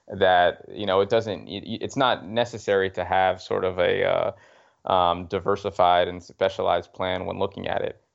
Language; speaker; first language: English; native; English